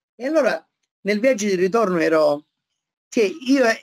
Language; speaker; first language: Italian; native; Italian